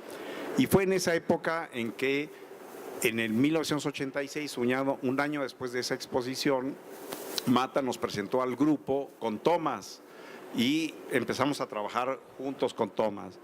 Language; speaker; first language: Spanish; native; Spanish